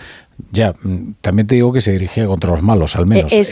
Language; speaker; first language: Spanish; native; Spanish